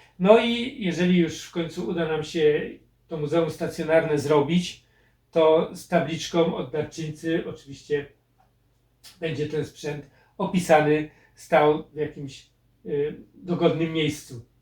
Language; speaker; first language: Polish; native; Polish